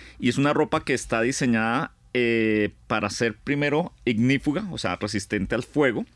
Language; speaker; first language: Spanish; native; Spanish